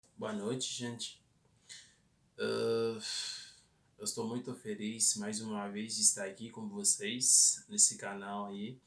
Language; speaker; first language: Portuguese; non-native, fluent; Haitian Creole